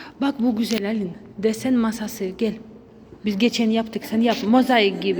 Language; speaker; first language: Turkish; non-native, learner; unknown